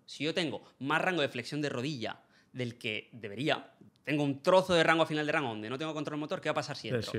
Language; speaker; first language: Spanish; native; Spanish